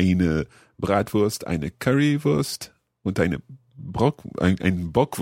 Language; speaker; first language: German; non-native, learner; English